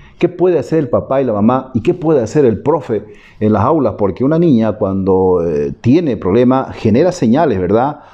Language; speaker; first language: Spanish; native; Spanish